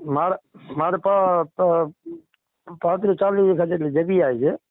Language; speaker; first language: Gujarati; native; Gujarati